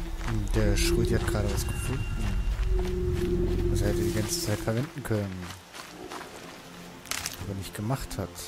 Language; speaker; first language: German; native; German